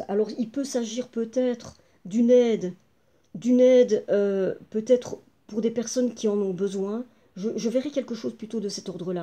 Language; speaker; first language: French; native; French